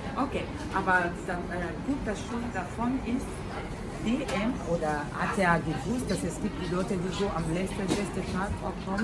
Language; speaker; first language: German; non-native, fluent; Lingala